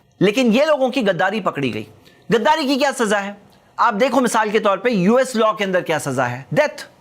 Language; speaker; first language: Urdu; native; Urdu